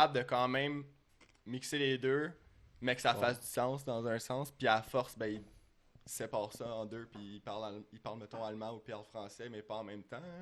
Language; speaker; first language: French; native; French